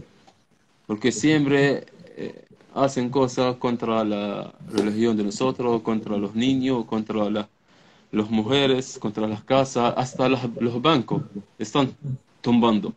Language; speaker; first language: Spanish; non-native, learner; Arabic